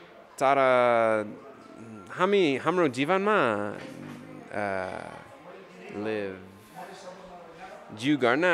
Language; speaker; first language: Nepali; non-native, learner; English